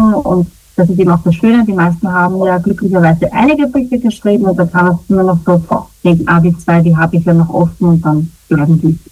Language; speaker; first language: German; native; German